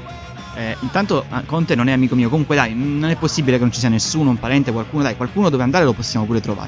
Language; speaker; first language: Italian; native; Italian